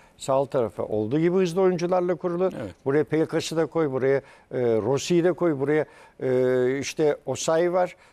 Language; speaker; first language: Turkish; native; Turkish